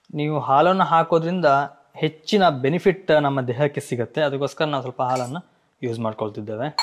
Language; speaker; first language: Kannada; non-native, local second language; Tulu